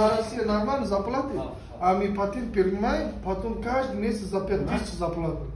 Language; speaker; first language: Russian; non-native, local second language; Uzbek